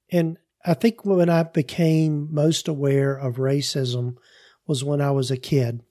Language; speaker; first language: English; native; English